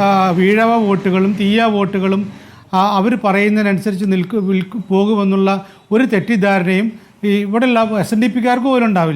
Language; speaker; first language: Malayalam; native; Malayalam